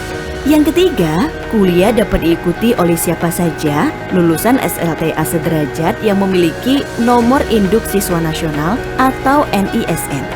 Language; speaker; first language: Indonesian; native; Indonesian